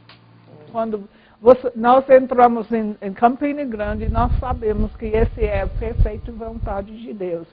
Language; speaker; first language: Portuguese; non-native, learner; English